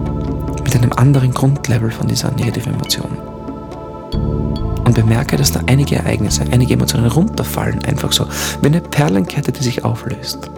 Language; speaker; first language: German; native; German